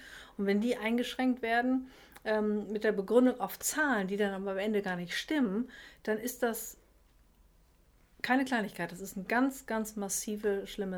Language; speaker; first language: German; native; German